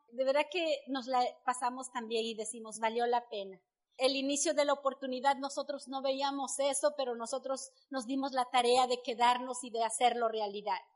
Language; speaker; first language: Spanish; native; Spanish